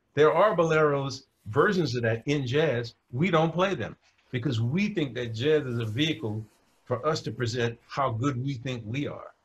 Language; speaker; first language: English; native; English